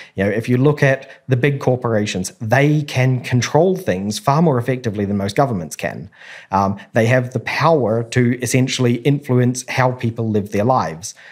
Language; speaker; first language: English; native; English